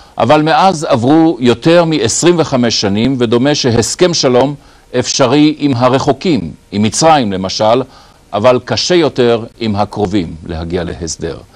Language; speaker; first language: Hebrew; native; Hebrew